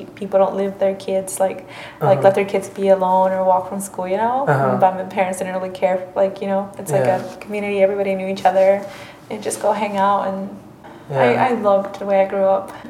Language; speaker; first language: English; early bilingual, other home language; Spanish